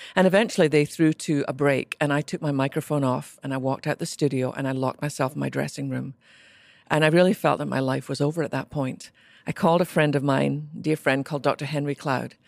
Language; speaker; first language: English; native; English